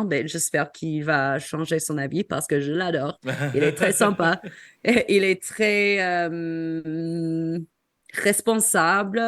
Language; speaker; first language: French; non-native, fluent; English